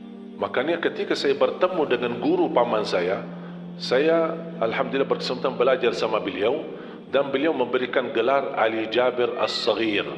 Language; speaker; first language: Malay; non-native, fluent; Arabic